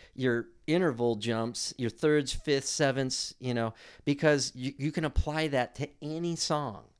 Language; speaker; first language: English; native; English